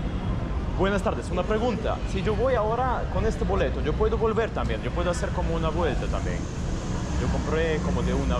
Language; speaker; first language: Spanish; non-native, fluent; Russian